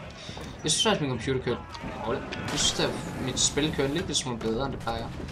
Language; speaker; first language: Danish; native; Danish